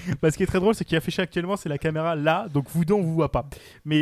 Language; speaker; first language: French; native; French